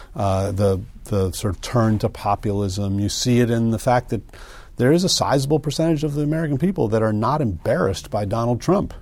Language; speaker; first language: English; native; English